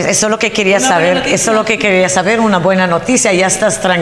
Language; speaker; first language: Spanish; native; Spanish